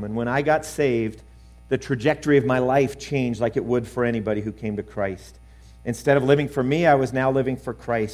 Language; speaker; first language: English; native; English